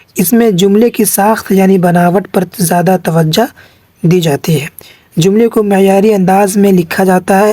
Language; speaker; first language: Urdu; native; Urdu